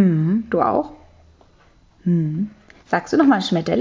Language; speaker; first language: German; native; German